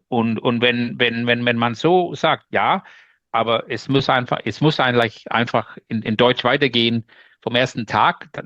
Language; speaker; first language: German; non-native, learner; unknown